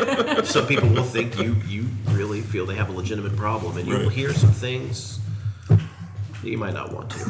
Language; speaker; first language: English; native; English